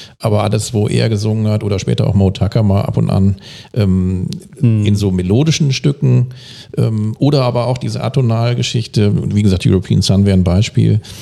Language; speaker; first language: German; native; German